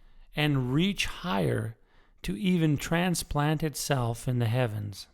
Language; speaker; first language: English; native; English